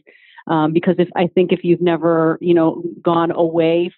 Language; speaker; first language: English; native; English